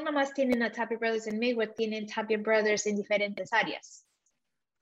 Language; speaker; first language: Spanish; early bilingual, heritage; English